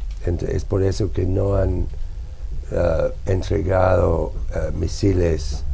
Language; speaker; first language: Spanish; non-native, fluent; English